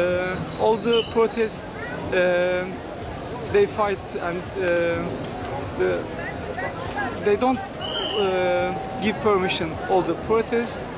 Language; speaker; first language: English; non-native, learner; Turkish